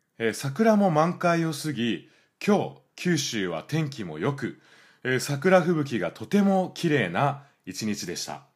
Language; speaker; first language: Japanese; native; Japanese